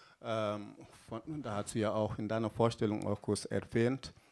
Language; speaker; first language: German; non-native, fluent; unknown